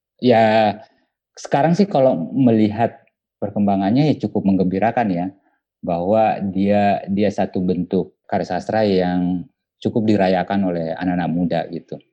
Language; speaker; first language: Indonesian; non-native, local second language; Buginese